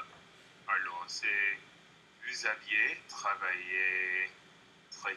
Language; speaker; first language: French; non-native, learner; English